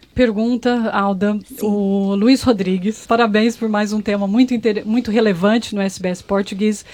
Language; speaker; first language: Portuguese; native; Portuguese